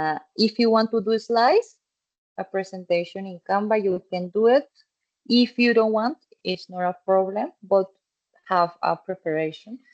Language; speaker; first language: English; non-native, fluent; Spanish